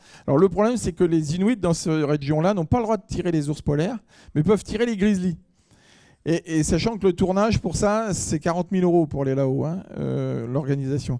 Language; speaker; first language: French; native; French